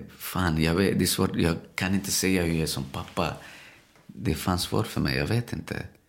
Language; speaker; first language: Swedish; early bilingual, other home language; Spanish